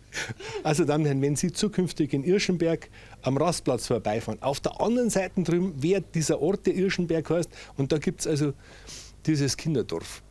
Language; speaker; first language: German; native; German